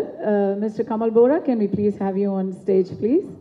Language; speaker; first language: Tamil; native; Tamil